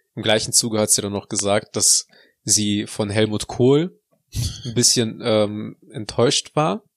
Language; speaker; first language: German; native; German